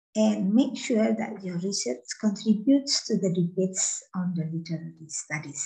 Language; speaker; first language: English; non-native, fluent; Indonesian